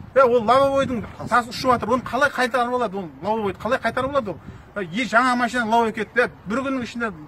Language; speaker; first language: Kazakh; native; Kazakh